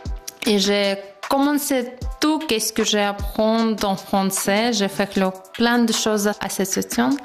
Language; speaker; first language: French; non-native, learner; Ukrainian